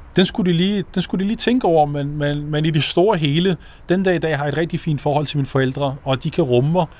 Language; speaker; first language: Danish; native; Danish